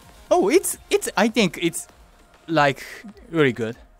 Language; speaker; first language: English; non-native, learner; Japanese